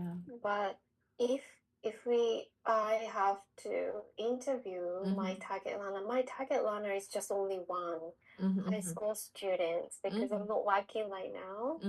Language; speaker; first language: English; non-native, learner; Japanese